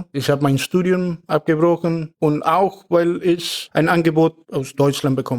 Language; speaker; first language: German; non-native, fluent; Spanish